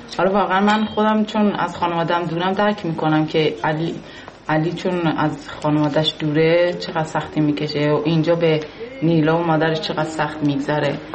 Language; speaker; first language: Persian; early bilingual, other home language; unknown